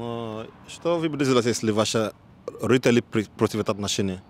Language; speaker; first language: Russian; non-native, learner; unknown